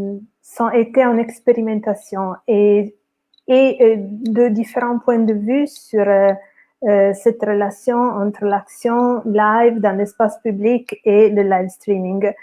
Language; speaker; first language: French; non-native, fluent; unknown